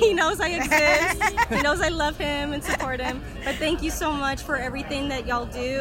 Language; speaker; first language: English; early bilingual, other home language; Spanish